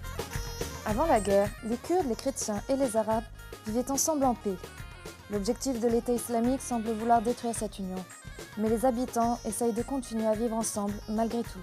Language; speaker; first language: French; native; French